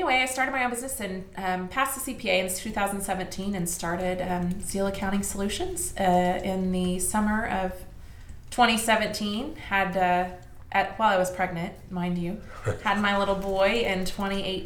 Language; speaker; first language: English; native; English